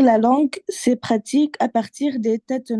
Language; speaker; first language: French; non-native, local second language; Arabic